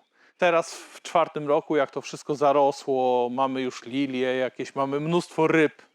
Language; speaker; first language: Polish; native; Polish